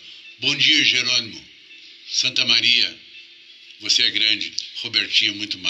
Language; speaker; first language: Portuguese; native; Portuguese